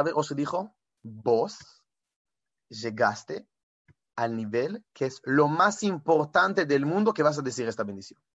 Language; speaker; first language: Spanish; non-native, fluent; Hebrew